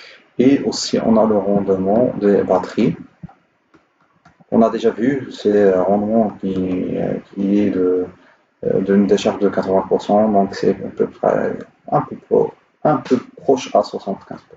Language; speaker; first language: French; non-native, local second language; Arabic